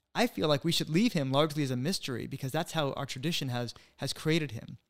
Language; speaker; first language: English; native; English